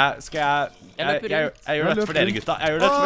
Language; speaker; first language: Norwegian; native; Norwegian